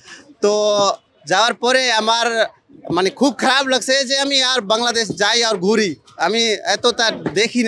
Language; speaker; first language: Bangla; non-native, fluent; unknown